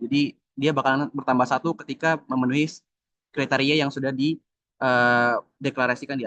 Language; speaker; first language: Indonesian; native; Indonesian